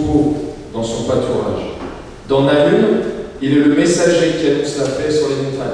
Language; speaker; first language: French; native; French